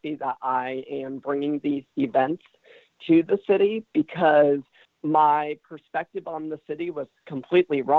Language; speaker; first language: English; native; English